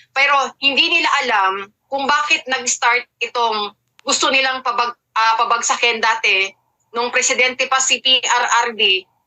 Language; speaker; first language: Filipino; native; Filipino